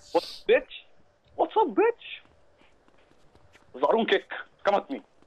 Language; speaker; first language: Arabic; native; Arabic